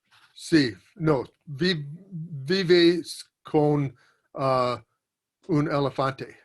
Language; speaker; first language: Spanish; non-native, learner; English